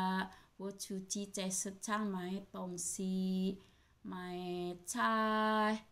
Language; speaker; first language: Chinese; non-native, learner; Indonesian